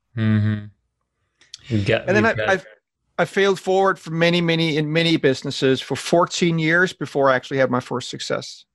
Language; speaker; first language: English; non-native, fluent; Danish